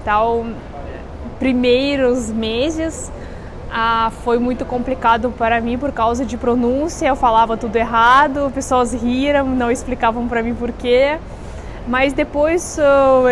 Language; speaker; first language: Portuguese; non-native, fluent; Russian